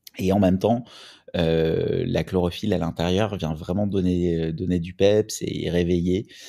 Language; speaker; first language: French; native; French